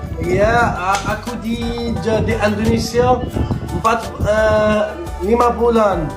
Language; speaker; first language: Indonesian; non-native, learner; Arabic